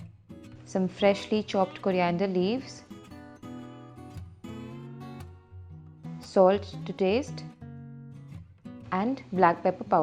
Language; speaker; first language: English; non-native, local second language; Hindi